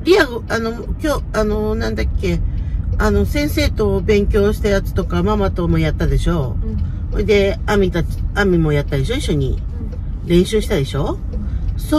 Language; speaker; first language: Japanese; native; Japanese